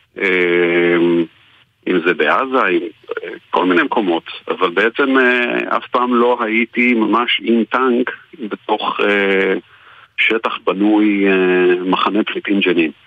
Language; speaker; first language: Hebrew; native; Hebrew